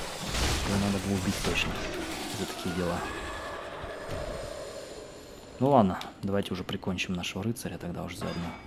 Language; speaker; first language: Russian; native; Russian